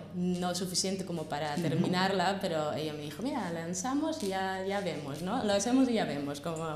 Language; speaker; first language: Spanish; non-native, fluent; Russian